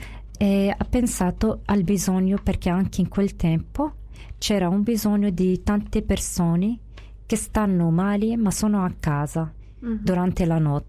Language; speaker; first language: Italian; non-native, fluent; Arabic